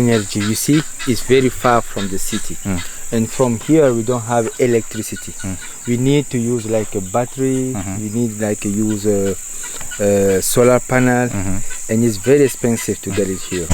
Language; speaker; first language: English; non-native, learner; Sango